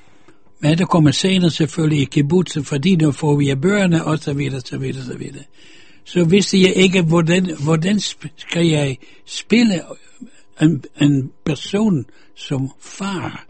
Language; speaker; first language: Danish; non-native, fluent; Dutch